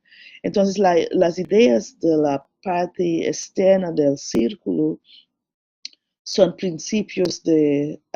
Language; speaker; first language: Spanish; non-native, learner; English